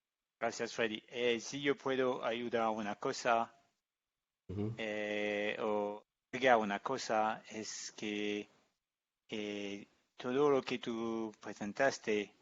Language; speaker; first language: Spanish; non-native, learner; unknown